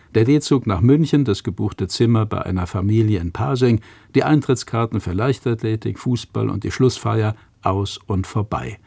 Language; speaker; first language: German; native; German